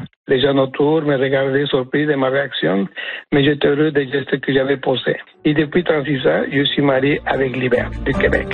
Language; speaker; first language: French; non-native, fluent; Spanish